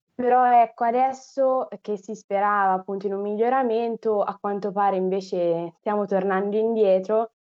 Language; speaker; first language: Italian; native; Italian